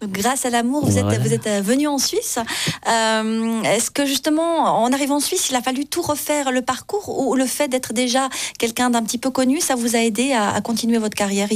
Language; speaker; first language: French; native; French